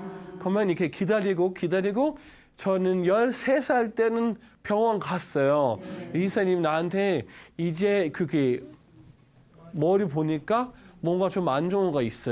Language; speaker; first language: Korean; non-native, learner; Danish